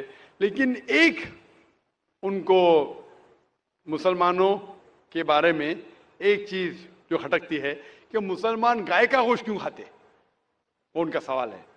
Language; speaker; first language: Hindi; native; Hindi